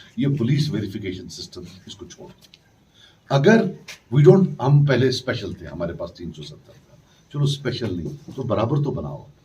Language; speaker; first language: Urdu; non-native, local second language; Kashmiri